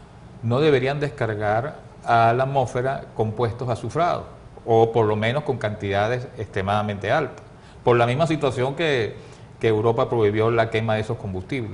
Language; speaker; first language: Spanish; native; Spanish